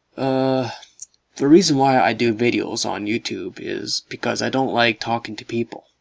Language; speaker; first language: English; native; English